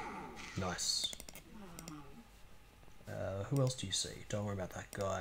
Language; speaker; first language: English; native; English